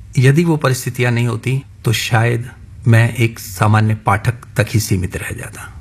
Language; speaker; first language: Hindi; non-native, local second language; Punjabi